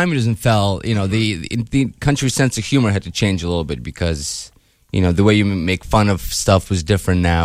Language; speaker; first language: English; non-native, fluent; Russian